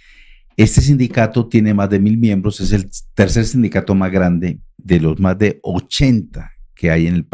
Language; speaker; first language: Spanish; native; Spanish